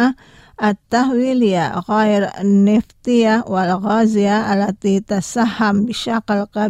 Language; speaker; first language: Arabic; non-native, fluent; Indonesian